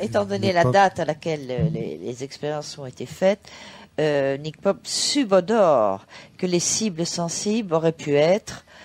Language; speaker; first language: French; native; French